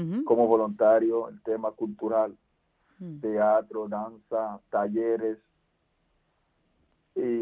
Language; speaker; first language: Spanish; non-native, fluent; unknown